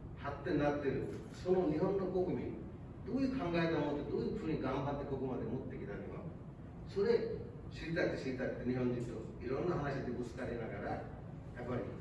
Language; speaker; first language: Japanese; non-native, fluent; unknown